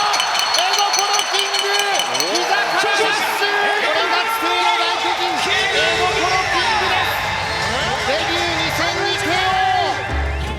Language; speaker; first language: Japanese; native; Japanese